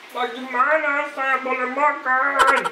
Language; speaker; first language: Indonesian; non-native, learner; English